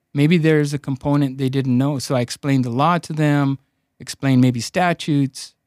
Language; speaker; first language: English; early bilingual, other home language; Spanish